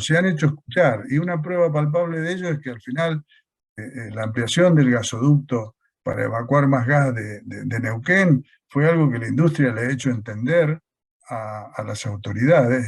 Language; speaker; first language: Spanish; native; Spanish